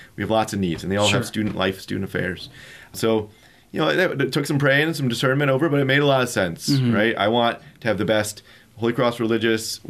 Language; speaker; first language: English; native; English